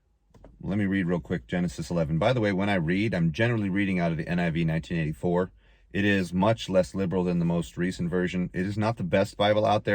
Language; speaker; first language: English; native; English